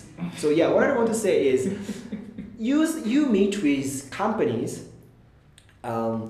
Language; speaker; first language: English; non-native, fluent; Japanese